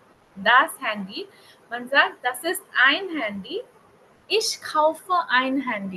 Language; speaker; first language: German; non-native, fluent; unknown